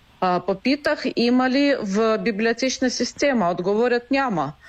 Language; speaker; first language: Bulgarian; non-native, learner; Ukrainian